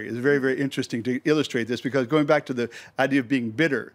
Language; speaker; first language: English; native; English